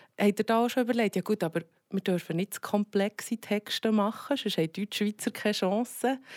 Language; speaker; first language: German; native; German